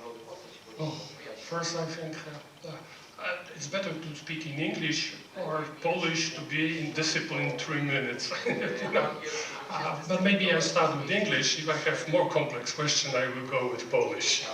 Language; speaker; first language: English; non-native, fluent; Polish